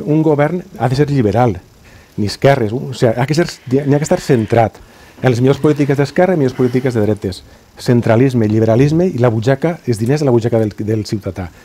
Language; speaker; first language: Catalan; native; Catalan